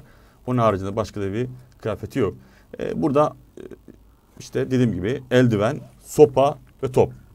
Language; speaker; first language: Turkish; native; Turkish